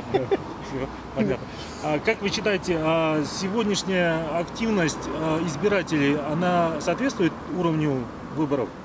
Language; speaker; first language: Russian; native; Russian